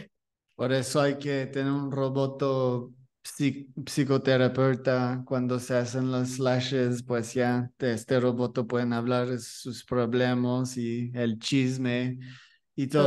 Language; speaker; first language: Spanish; non-native, learner; French